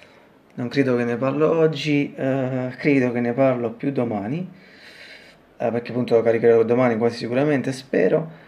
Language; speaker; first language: Italian; native; Italian